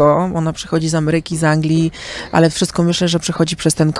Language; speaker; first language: Polish; early bilingual, heritage; Polish